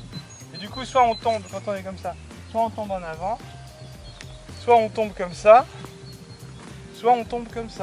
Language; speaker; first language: French; native; French